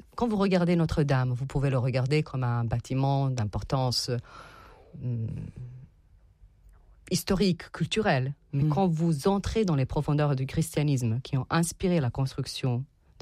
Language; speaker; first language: French; non-native, fluent; Serbian